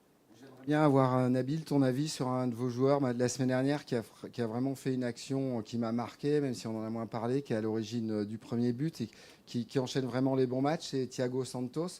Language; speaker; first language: French; native; French